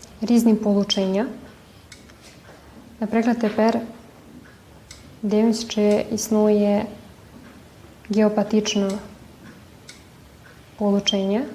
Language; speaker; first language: Ukrainian; early bilingual, heritage; Ukrainian